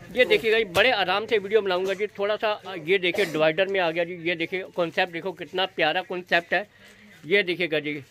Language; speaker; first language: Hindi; non-native, local second language; Punjabi